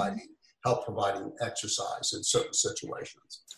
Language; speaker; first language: English; native; English